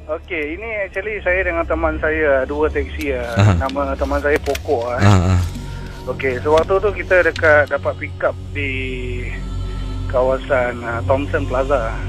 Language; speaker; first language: Malay; native; Malay